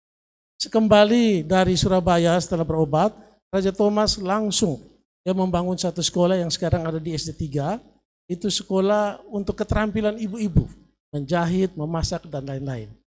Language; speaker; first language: Indonesian; native; Indonesian